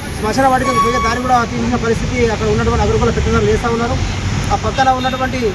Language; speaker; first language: Telugu; native; Telugu